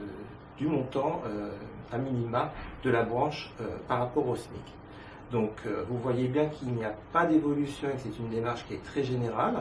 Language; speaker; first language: French; native; French